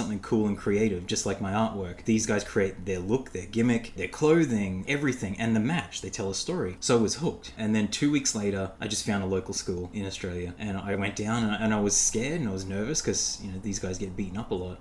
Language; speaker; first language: English; native; English